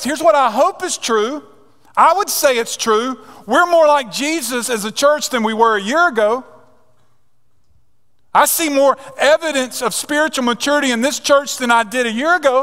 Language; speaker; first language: English; native; English